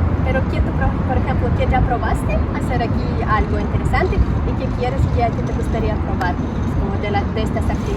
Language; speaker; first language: Spanish; non-native, fluent; Russian